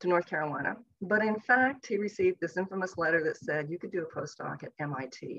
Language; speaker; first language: English; native; English